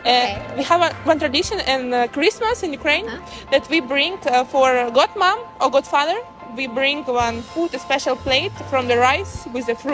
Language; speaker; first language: English; non-native, learner; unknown